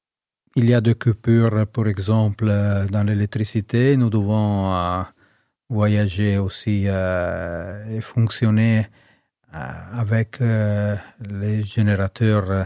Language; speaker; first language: French; non-native, learner; Italian